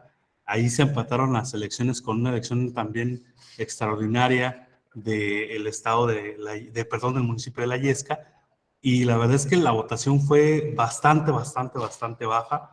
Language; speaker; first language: Spanish; native; Spanish